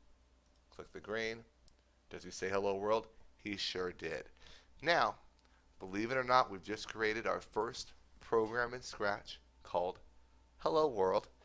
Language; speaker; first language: English; native; English